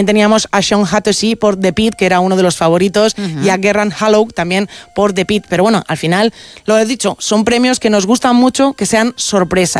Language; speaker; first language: Spanish; native; Spanish